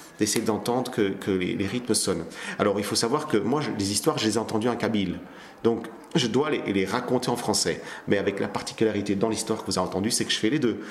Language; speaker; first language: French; early bilingual, other home language; Kabyle